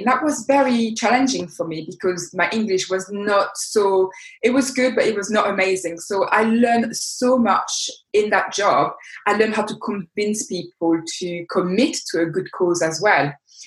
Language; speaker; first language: English; non-native, fluent; French